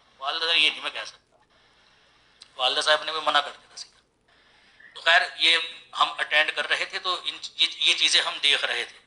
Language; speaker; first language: Urdu; native; Urdu